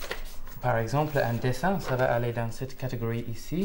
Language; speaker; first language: French; non-native, fluent; English